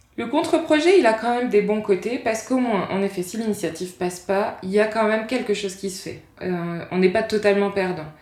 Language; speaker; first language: French; native; French